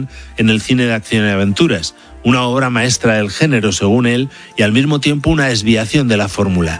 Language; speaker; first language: Spanish; native; Spanish